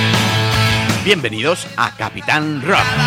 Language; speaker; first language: Spanish; native; Spanish